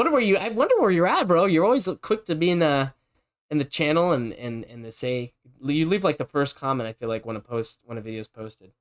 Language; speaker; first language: English; native; English